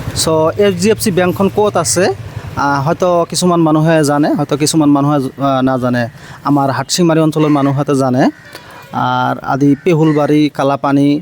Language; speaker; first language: Assamese; non-native, local second language; Bangla